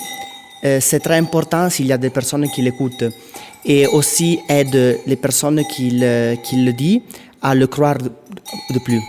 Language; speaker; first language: French; non-native, local second language; Italian